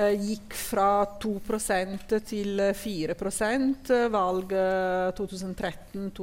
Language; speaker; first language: Norwegian; non-native, fluent; Italian